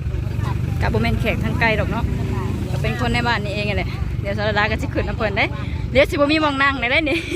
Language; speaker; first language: Thai; non-native, local second language; Lao